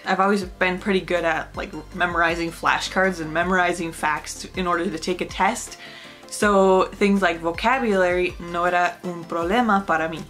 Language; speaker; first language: English; native; English